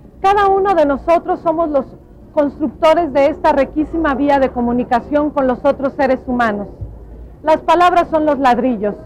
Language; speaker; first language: Spanish; native; Spanish